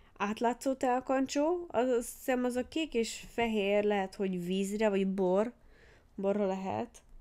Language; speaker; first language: Hungarian; early bilingual, heritage; Hungarian